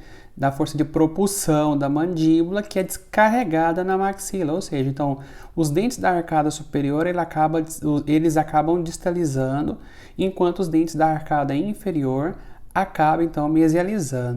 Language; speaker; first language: Portuguese; native; Portuguese